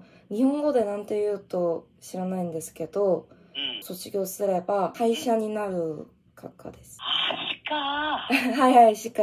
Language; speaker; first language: Japanese; non-native, fluent; Korean